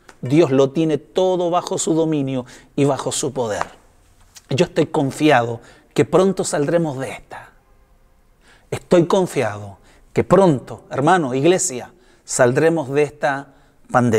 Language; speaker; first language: Spanish; native; Spanish